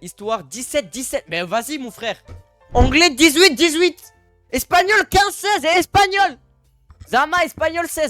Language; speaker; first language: French; native; French